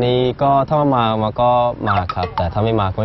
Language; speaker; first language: Thai; non-native, fluent; Swedish